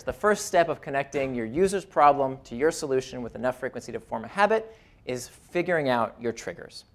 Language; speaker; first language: English; native; English